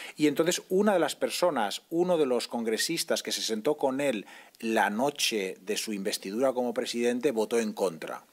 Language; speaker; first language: Spanish; non-native, local second language; Catalan